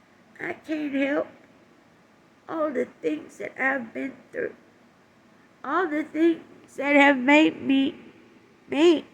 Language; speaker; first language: English; native; English